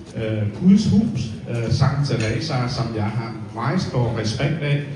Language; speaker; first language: Danish; early bilingual, other home language; Vietnamese